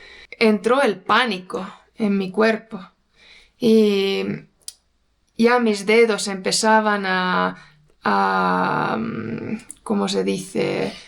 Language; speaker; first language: Spanish; non-native, fluent; Portuguese